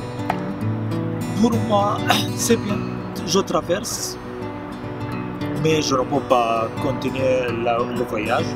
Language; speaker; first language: French; non-native, fluent; Arabic